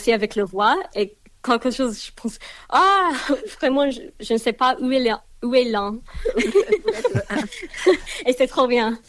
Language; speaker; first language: French; non-native, learner; English